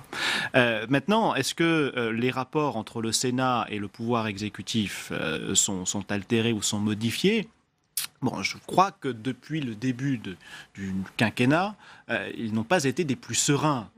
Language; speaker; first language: French; native; French